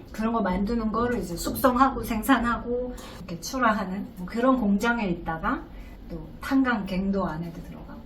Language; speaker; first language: Korean; native; Korean